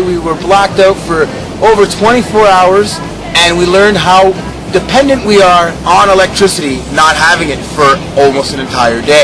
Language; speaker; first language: English; native; English